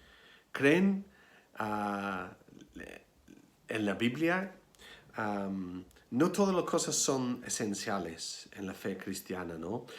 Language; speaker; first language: Spanish; non-native, fluent; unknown